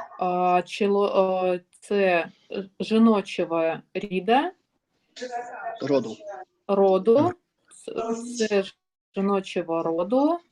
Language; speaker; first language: Ukrainian; non-native, learner; Russian